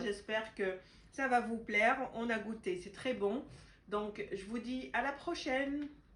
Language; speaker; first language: French; non-native, local second language; Arabic